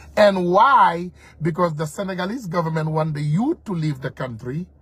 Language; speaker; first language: English; non-native, fluent; Wolof